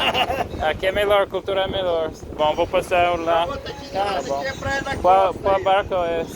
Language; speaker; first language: Portuguese; non-native, learner; English